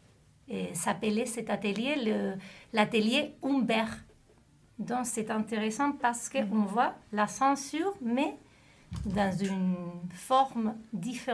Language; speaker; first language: French; non-native, fluent; Spanish